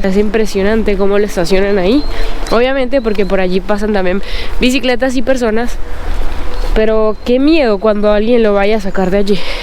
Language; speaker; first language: Spanish; native; Spanish